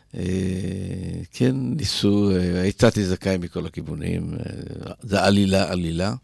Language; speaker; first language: Hebrew; native; Hebrew